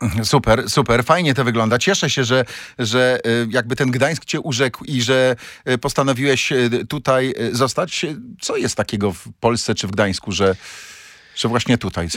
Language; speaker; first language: Polish; native; Polish